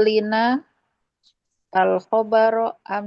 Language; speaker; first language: Arabic; non-native, learner; Indonesian